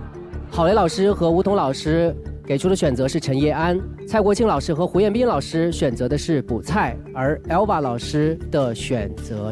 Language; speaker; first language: Chinese; native; Chinese